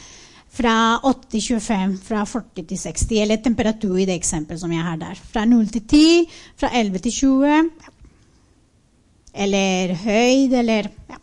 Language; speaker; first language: Norwegian; non-native, fluent; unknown